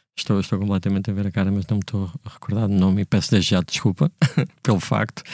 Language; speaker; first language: Portuguese; native; Portuguese